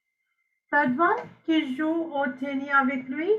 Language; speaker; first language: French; non-native, fluent; Sinhala